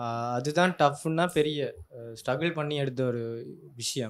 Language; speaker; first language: Tamil; native; Tamil